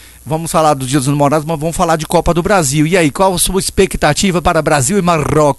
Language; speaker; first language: Portuguese; native; Portuguese